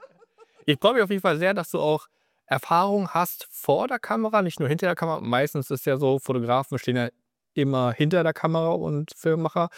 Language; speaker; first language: German; native; German